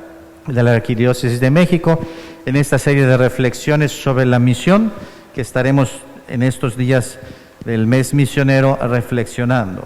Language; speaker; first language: Spanish; native; Spanish